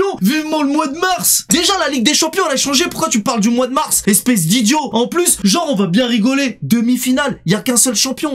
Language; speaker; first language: French; native; French